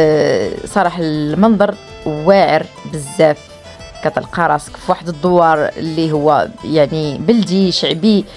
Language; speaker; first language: Arabic; native; Arabic